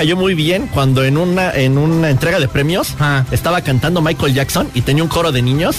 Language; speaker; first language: Spanish; native; Spanish